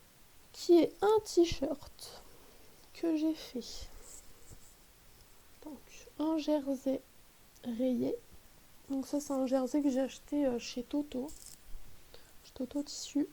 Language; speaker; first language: French; native; French